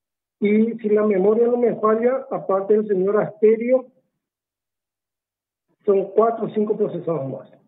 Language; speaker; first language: Spanish; native; Spanish